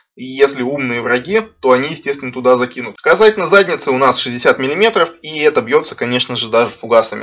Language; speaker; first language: Russian; native; Russian